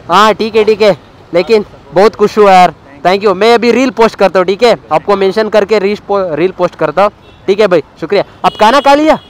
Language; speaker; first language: Hindi; non-native, local second language; Kannada